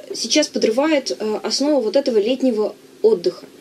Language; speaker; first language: Russian; native; Russian